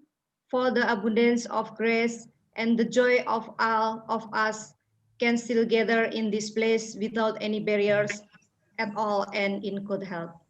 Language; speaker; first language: English; non-native, fluent; Indonesian